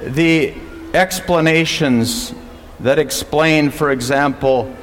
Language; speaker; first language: English; native; English